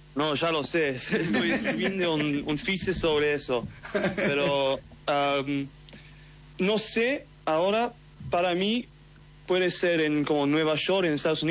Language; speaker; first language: Spanish; early bilingual, heritage; English